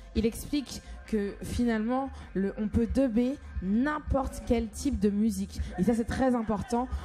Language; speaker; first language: French; native; French